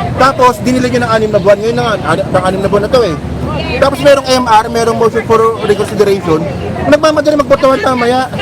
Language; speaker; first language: Filipino; native; Filipino